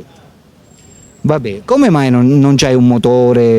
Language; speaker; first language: Italian; native; Italian